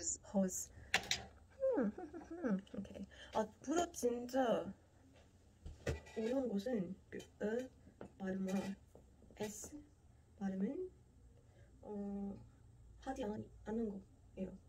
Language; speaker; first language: Korean; non-native, fluent; Portuguese